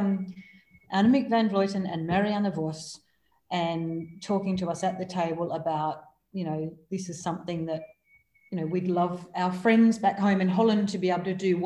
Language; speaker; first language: English; native; English